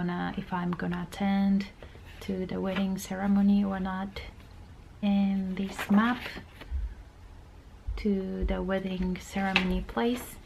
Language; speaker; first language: English; non-native, fluent; Japanese